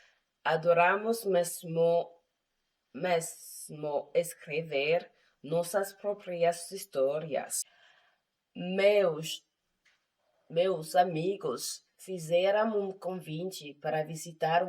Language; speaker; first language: Portuguese; non-native, learner; English